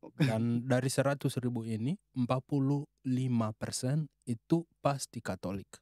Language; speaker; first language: Indonesian; non-native, fluent; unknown